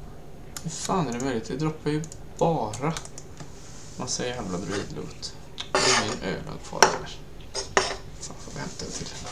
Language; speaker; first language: Swedish; native; Swedish